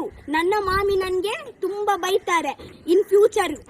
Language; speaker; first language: Kannada; non-native, local second language; Tulu